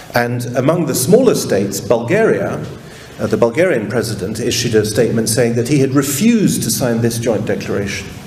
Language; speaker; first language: English; native; English